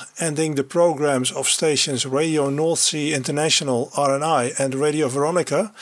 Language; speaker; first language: English; non-native, fluent; Dutch